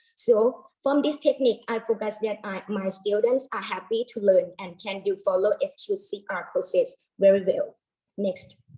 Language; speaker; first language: English; non-native, learner; Thai